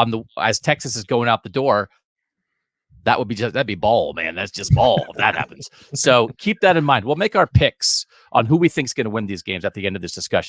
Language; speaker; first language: English; native; English